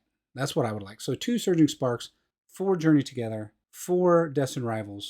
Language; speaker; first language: English; native; English